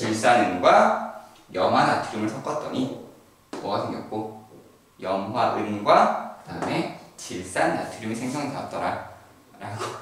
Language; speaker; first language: Korean; native; Korean